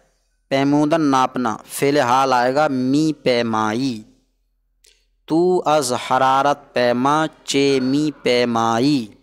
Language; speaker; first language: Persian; non-native, fluent; Urdu